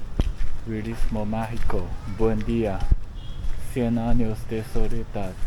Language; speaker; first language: Spanish; non-native, learner; Chinese